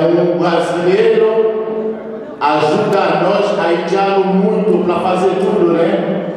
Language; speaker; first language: Portuguese; non-native, learner; Haitian Creole